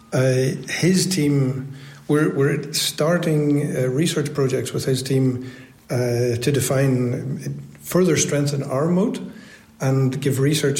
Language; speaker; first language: English; native; English